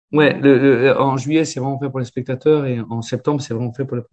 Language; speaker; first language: French; native; French